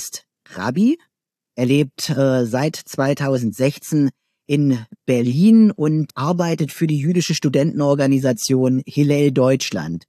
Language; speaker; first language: German; native; German